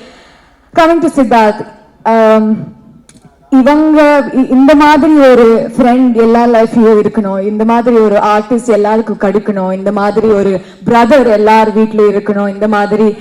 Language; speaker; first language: Tamil; non-native, learner; Kannada